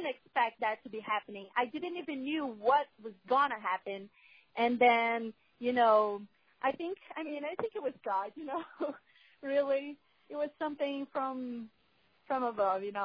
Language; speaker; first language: English; non-native, fluent; Portuguese